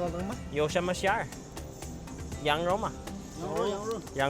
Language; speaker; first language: Chinese; non-native, learner; English